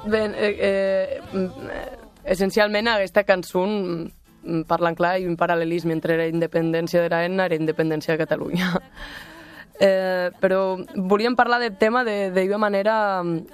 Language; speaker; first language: Catalan; non-native, local second language; Occitan